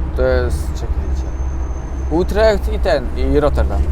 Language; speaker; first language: Polish; native; Polish